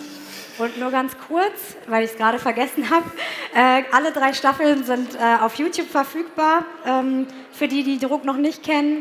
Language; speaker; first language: German; native; German